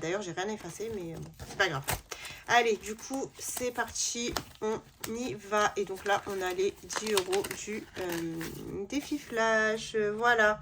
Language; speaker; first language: French; native; French